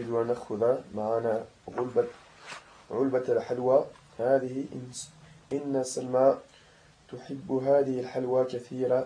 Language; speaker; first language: Arabic; non-native, learner; French